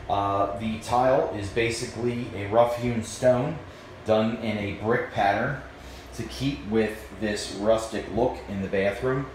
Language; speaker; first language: English; native; English